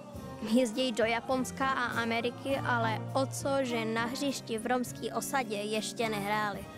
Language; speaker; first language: Czech; native; Czech